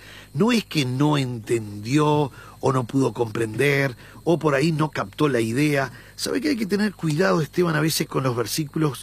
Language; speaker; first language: Spanish; native; Spanish